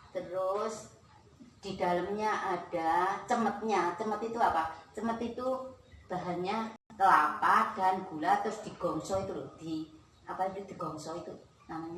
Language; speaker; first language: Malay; non-native, local second language; Javanese